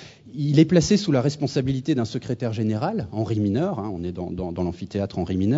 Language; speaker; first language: French; native; French